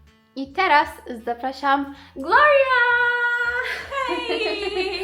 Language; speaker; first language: Polish; non-native, fluent; Persian